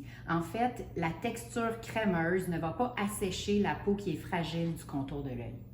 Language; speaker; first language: French; native; French